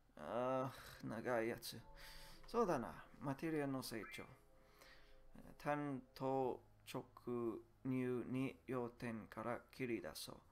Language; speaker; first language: Japanese; non-native, learner; English